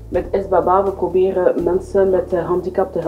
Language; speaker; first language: Dutch; non-native, learner; French